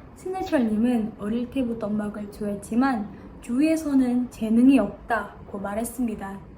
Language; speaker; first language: Korean; non-native, fluent; Indonesian